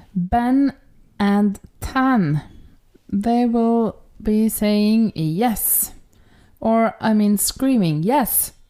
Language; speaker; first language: English; non-native, fluent; Norwegian